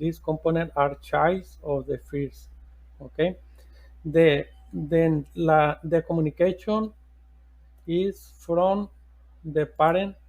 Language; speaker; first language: English; non-native, learner; Spanish